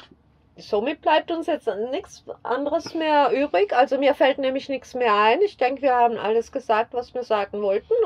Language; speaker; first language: German; native; German